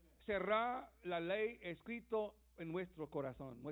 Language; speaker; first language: Spanish; non-native, learner; English